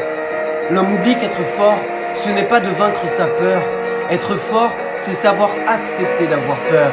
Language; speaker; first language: French; native; French